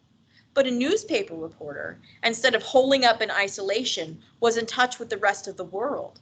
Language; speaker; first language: English; native; English